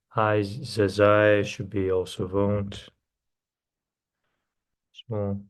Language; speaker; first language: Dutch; non-native, learner; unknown